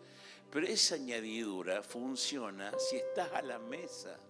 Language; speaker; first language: Spanish; native; Spanish